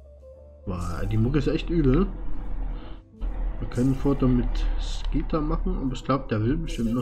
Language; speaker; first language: German; native; German